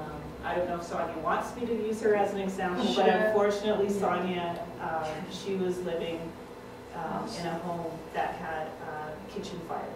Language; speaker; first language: English; native; English